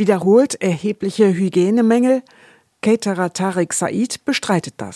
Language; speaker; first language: German; native; German